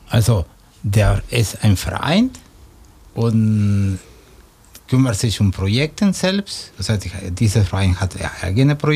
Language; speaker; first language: German; non-native, fluent; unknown